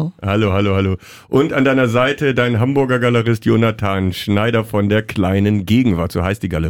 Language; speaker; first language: German; native; German